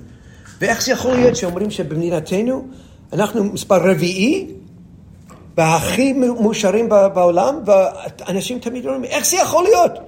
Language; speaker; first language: Hebrew; non-native, fluent; English